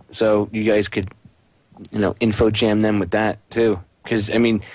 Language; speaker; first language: English; native; English